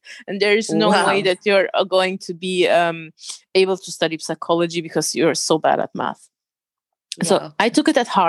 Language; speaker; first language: English; non-native, fluent; German